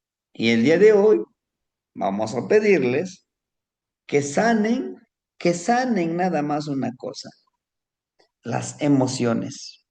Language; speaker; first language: Spanish; native; Spanish